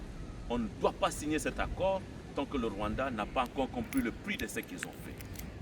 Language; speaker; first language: French; non-native, local second language; Lingala